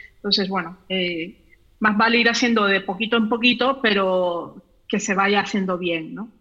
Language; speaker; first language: Spanish; native; Spanish